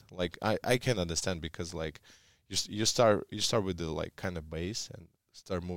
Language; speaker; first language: English; non-native, learner; Russian